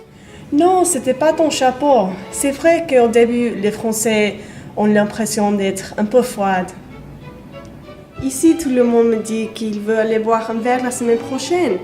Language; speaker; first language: French; non-native, learner; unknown